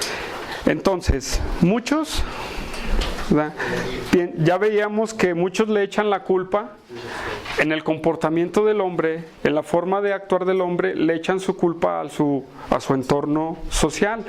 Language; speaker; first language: Spanish; native; Spanish